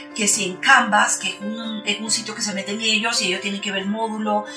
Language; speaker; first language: Spanish; native; Spanish